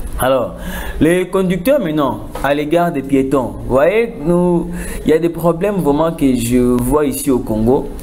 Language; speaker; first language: French; non-native, local second language; Lingala